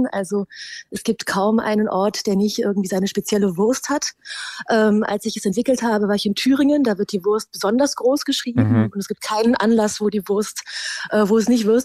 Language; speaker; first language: German; native; German